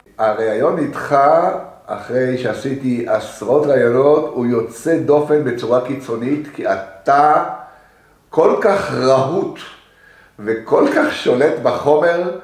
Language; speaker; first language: Hebrew; native; Hebrew